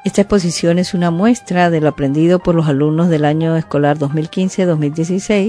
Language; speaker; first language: Spanish; native; Spanish